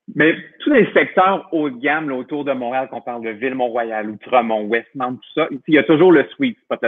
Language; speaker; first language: French; native; French